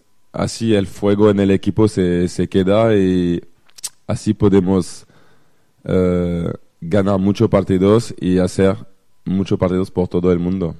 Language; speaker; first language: Spanish; non-native, fluent; French